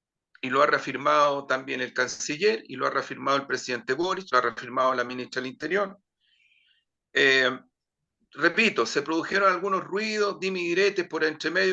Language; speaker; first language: Spanish; native; Spanish